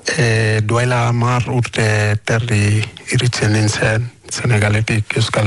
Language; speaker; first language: Basque; non-native, learner; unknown